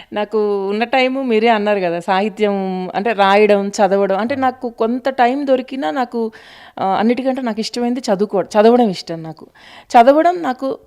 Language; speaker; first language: Telugu; native; Telugu